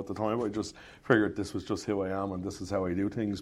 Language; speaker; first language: English; native; English